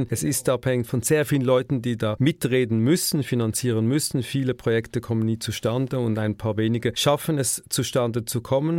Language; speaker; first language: German; native; German